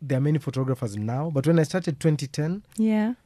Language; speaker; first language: English; non-native, local second language; Kamba